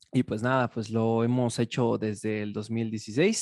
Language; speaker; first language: Spanish; native; Spanish